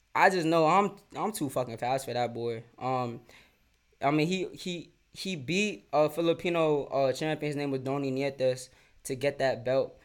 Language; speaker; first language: English; native; English